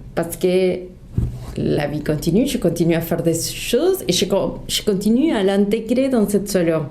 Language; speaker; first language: French; non-native, fluent; Spanish